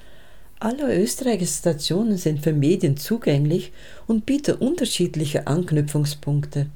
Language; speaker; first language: German; native; German